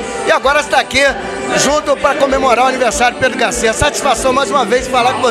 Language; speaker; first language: Portuguese; native; Portuguese